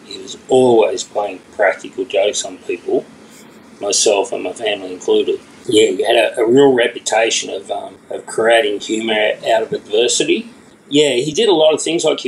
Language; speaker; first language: English; native; English